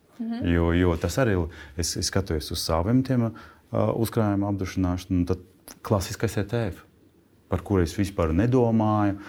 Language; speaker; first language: Latvian; non-native, local second language; Russian